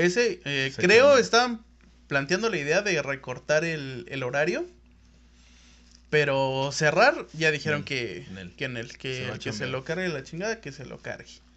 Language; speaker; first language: Spanish; native; Spanish